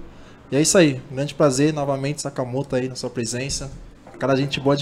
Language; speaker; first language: Portuguese; native; Portuguese